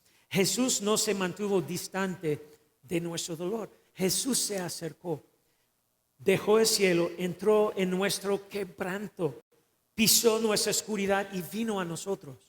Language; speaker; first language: Spanish; non-native, fluent; English